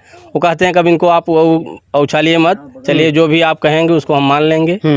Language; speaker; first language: Hindi; native; Hindi